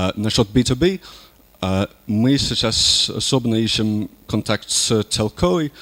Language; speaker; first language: Russian; non-native, learner; English